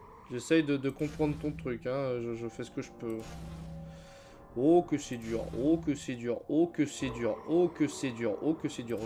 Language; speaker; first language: French; native; French